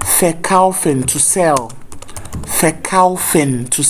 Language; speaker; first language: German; non-native, fluent; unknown